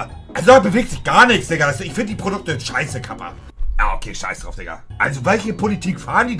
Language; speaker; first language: German; native; German